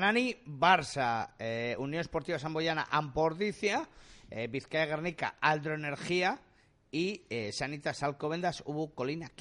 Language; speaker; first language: Spanish; native; Spanish